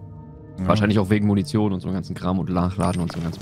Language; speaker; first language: German; native; German